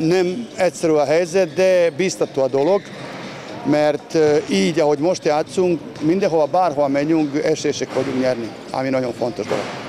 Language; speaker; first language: Hungarian; non-native, learner; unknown